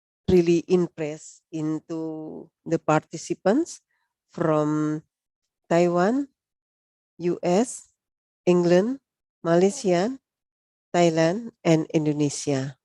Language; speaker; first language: English; non-native, learner; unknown